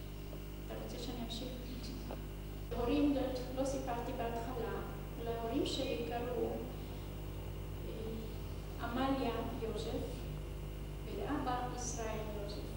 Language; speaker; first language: Hebrew; non-native, fluent; Hungarian